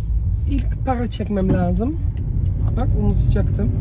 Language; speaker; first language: Turkish; early bilingual, heritage; Turkish